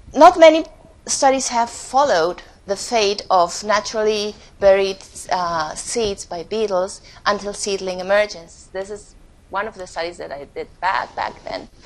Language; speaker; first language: English; non-native, fluent; Spanish